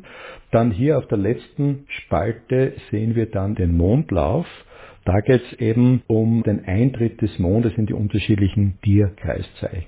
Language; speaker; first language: German; native; German